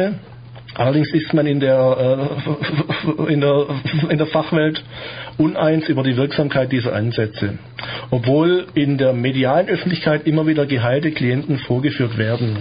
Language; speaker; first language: German; native; German